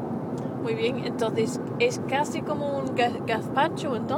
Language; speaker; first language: Spanish; non-native, fluent; English